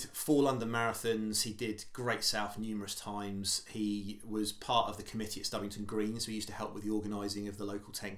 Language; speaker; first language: English; native; English